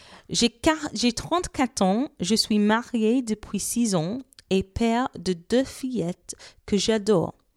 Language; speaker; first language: French; non-native, fluent; English